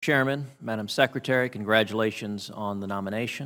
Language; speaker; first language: English; native; English